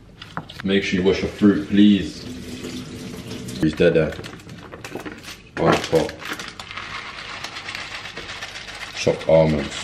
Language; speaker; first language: English; native; English